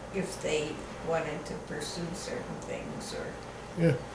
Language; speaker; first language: English; native; English